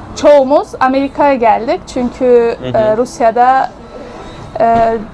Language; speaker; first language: Turkish; early bilingual, heritage; Russian